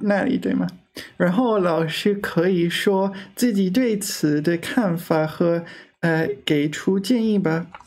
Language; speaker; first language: Chinese; non-native, learner; English